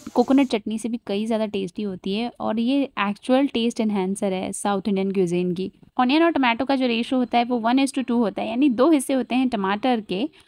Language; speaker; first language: Hindi; native; Hindi